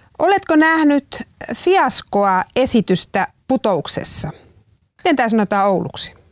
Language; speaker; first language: Finnish; native; Finnish